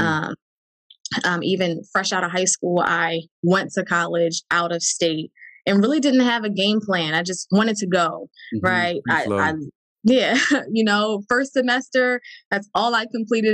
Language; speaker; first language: English; native; English